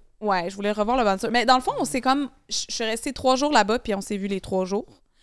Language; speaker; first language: French; native; French